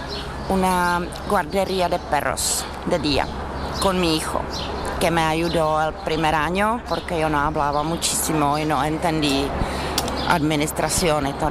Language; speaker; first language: Spanish; non-native, fluent; Czech